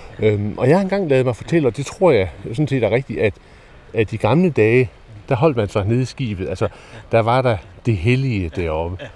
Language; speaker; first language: Danish; native; Danish